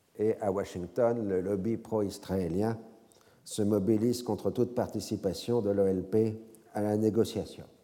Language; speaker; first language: French; native; French